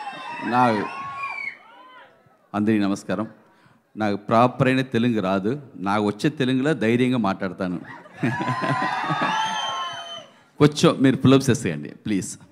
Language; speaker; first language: Telugu; non-native, learner; Tamil